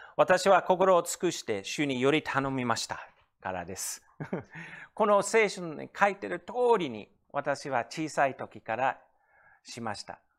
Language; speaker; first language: Japanese; non-native, fluent; English